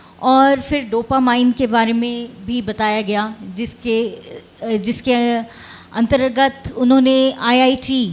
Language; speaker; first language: Hindi; native; Hindi